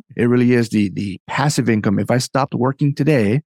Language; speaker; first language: English; native; English